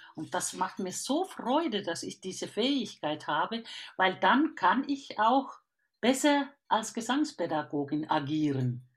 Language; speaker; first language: German; non-native, fluent; Finnish